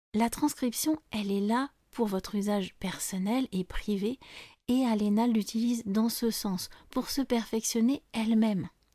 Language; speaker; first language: French; native; French